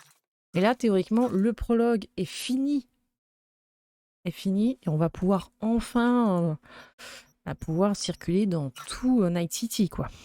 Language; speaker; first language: French; native; French